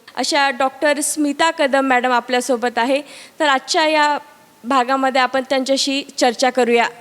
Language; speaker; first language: Marathi; native; Marathi